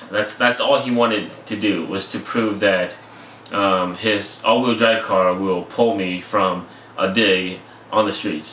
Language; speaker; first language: English; native; English